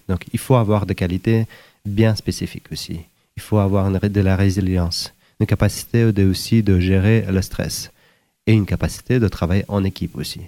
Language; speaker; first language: French; non-native, fluent; Uzbek